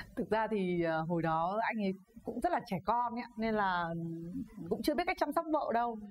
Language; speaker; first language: Vietnamese; native; Vietnamese